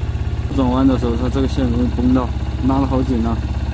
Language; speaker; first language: Chinese; native; Chinese